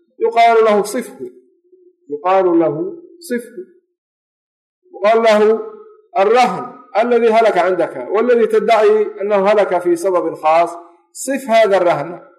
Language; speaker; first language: Arabic; non-native, local second language; Somali